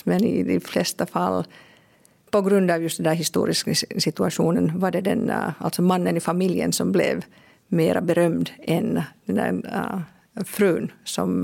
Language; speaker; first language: Swedish; non-native, local second language; Finnish